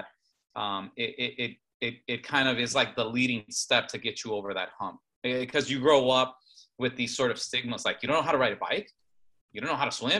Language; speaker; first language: English; native; English